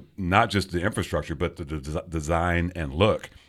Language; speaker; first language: English; native; English